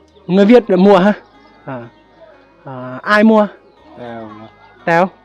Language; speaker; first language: Vietnamese; non-native, learner; Thai